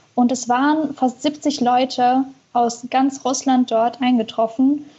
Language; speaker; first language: German; early bilingual, other home language; Russian